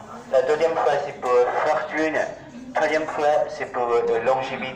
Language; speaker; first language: French; non-native, learner; Chinese